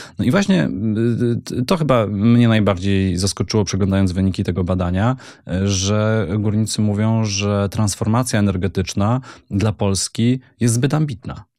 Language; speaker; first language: Polish; native; Polish